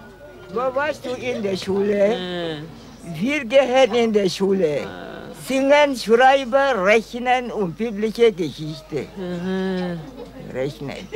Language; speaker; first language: German; non-native, learner; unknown